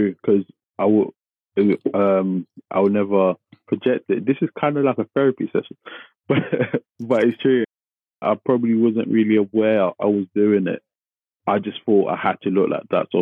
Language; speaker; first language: English; native; English